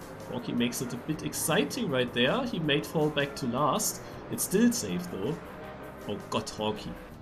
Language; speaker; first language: English; non-native, fluent; German